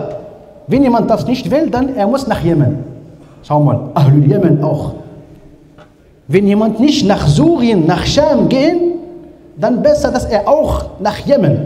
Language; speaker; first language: German; non-native, learner; Arabic